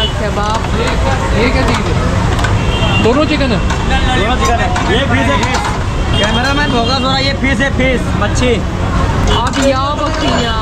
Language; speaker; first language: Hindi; non-native, learner; Turkish